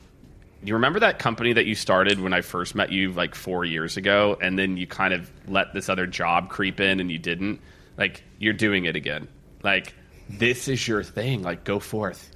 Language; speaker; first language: English; native; English